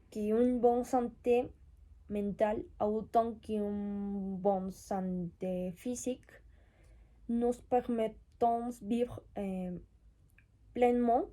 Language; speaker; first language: French; non-native, learner; Spanish